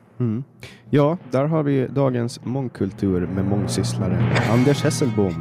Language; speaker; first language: Swedish; native; Swedish